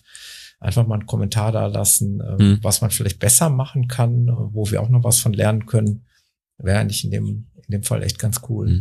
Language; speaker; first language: German; native; German